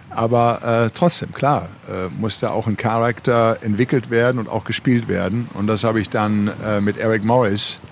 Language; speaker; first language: German; native; German